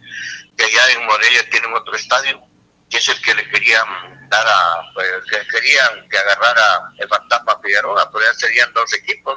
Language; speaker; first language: Spanish; native; Spanish